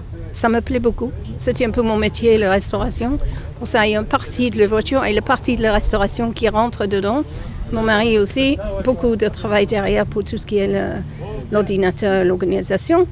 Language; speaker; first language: French; non-native, fluent; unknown